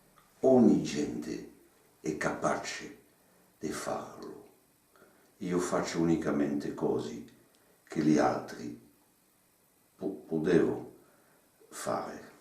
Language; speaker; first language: Italian; non-native, learner; French